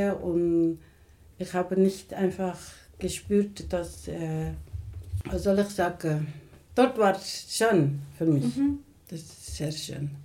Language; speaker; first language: German; non-native, learner; Somali